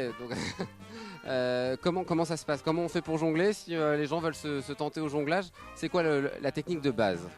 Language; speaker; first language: French; native; French